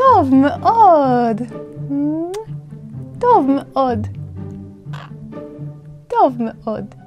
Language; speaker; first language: Hebrew; non-native, fluent; English